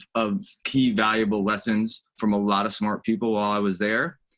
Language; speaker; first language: English; native; English